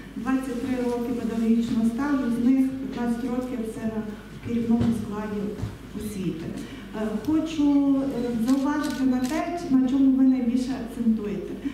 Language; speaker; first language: Ukrainian; native; Ukrainian